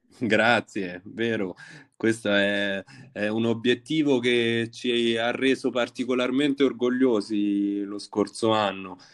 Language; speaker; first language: Italian; native; Italian